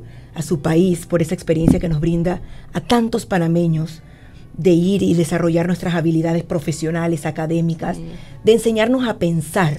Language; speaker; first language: Spanish; native; Spanish